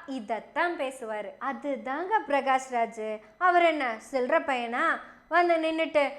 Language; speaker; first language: Tamil; native; Tamil